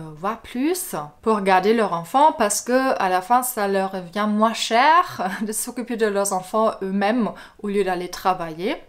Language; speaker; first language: French; non-native, fluent; German